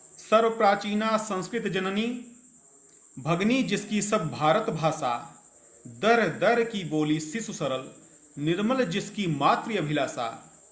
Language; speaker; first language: Hindi; native; Hindi